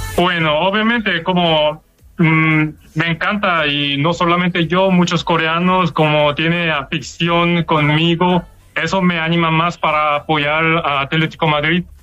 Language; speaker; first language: Spanish; non-native, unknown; Korean